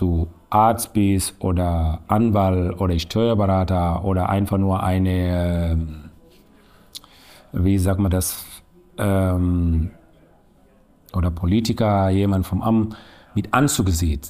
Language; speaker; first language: German; non-native, learner; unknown